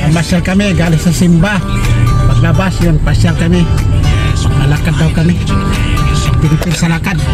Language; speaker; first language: Filipino; non-native, local second language; Cebuano